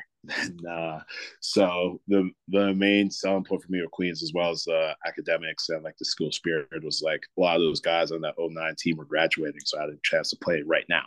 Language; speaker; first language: English; native; English